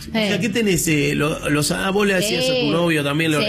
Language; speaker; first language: Spanish; native; Spanish